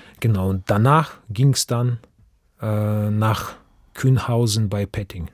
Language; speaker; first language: German; non-native, fluent; Russian